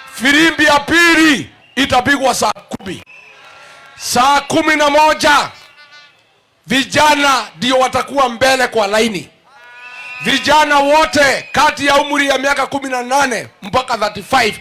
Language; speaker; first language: Swahili; non-native, local second language; Kikuyu